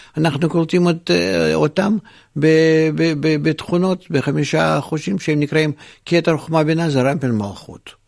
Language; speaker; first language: Hebrew; non-native, fluent; Russian